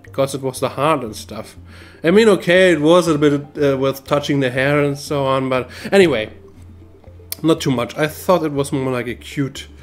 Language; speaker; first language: English; non-native, fluent; German